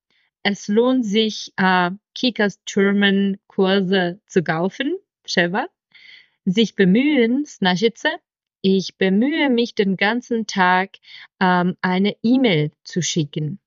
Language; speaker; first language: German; non-native, fluent; Czech